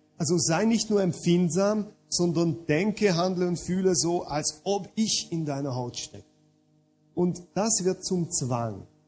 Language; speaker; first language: German; non-native, fluent; Hungarian